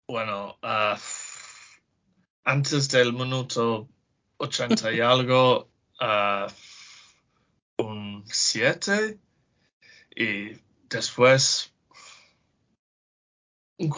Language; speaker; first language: Spanish; non-native, learner; English